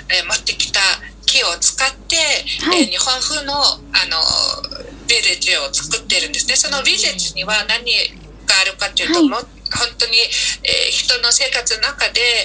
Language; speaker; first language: Japanese; non-native, fluent; Mongolian